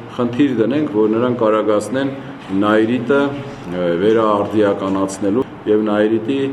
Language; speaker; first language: Armenian; native; Armenian